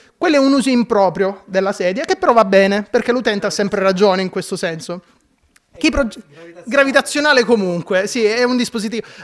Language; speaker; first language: Italian; native; Italian